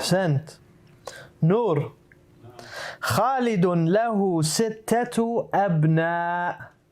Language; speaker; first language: Arabic; non-native, fluent; English